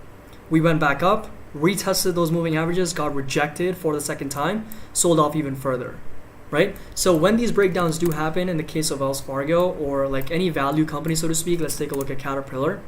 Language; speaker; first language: English; native; English